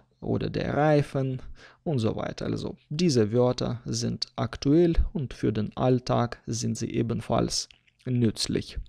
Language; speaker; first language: German; non-native, fluent; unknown